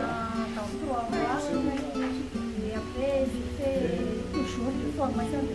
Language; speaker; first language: French; non-native, local second language; Malagasy